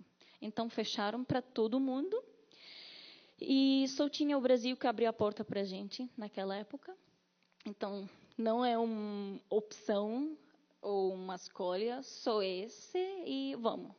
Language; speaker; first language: Portuguese; non-native, learner; Arabic